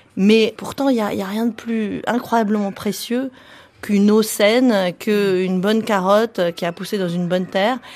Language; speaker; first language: French; native; French